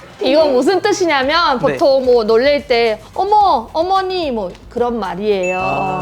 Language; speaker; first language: Korean; non-native, fluent; Thai